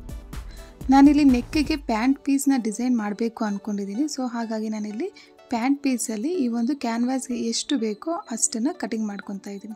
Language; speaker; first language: Kannada; native; Kannada